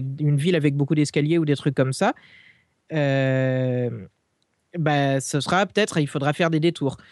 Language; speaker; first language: French; native; French